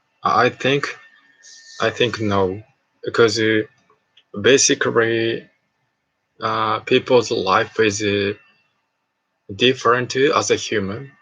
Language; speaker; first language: English; non-native, learner; Japanese